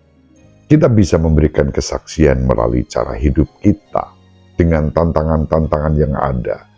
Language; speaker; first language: Indonesian; native; Indonesian